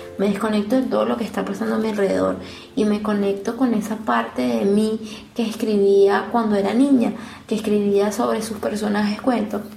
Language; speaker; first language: Spanish; native; Spanish